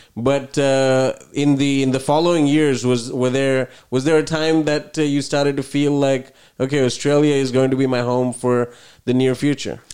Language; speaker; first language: English; early bilingual, other home language; Italian